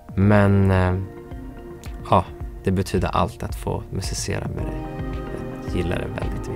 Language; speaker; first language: Swedish; early bilingual, other home language; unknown